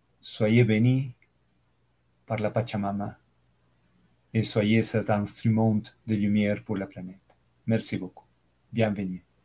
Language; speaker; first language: French; non-native, fluent; Spanish